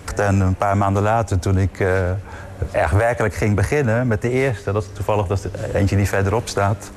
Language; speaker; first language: Dutch; native; Dutch